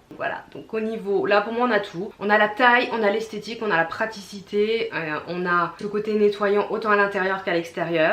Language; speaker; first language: French; native; French